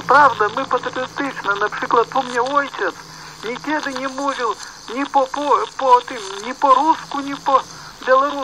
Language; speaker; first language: Polish; early bilingual, heritage; Polish